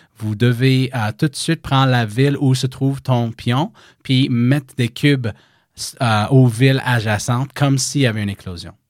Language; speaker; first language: French; native; French